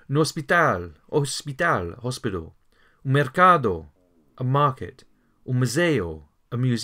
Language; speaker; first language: Spanish; non-native, learner; English